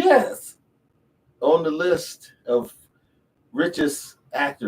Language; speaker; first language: English; native; English